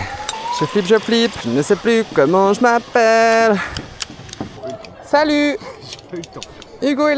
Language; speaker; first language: French; native; French